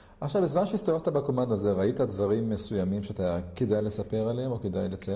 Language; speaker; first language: Hebrew; native; Hebrew